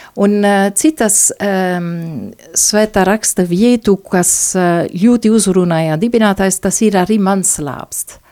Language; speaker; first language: Latvian; non-native, fluent; French